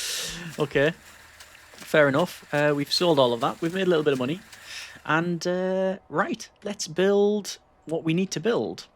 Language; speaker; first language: English; native; English